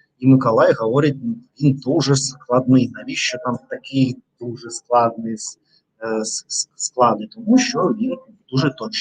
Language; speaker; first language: Ukrainian; non-native, learner; Russian